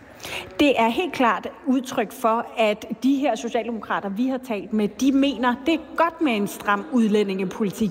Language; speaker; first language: Danish; native; Danish